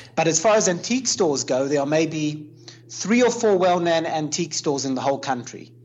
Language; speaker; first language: English; native; English